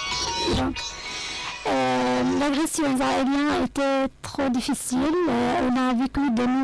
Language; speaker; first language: French; non-native, fluent; Arabic